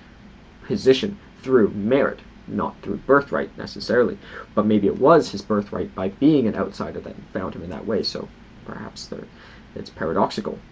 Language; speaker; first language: English; native; English